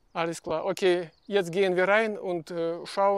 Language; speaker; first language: German; non-native, fluent; Russian